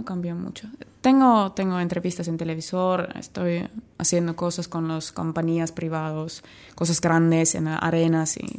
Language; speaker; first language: Spanish; non-native, learner; Finnish